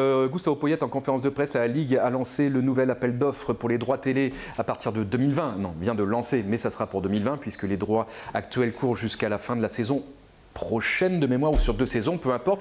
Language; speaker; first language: French; native; French